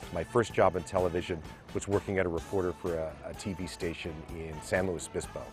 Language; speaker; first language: English; native; English